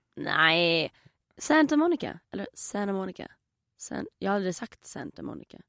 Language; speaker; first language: Swedish; native; Swedish